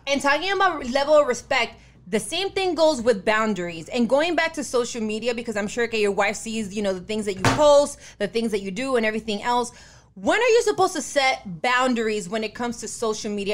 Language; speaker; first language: English; early bilingual, other home language; Spanish